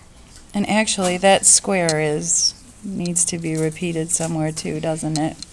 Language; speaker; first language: English; native; English